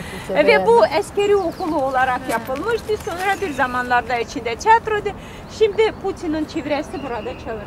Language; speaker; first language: Turkish; non-native, fluent; Russian